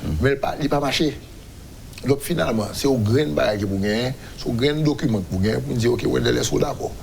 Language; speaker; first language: French; non-native, local second language; Haitian Creole